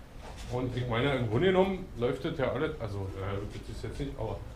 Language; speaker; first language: German; native; German